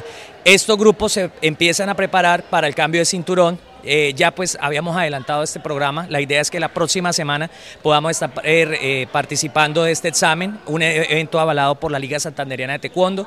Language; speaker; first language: Spanish; native; Spanish